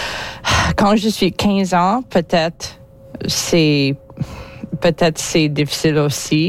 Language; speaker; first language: French; non-native, local second language; English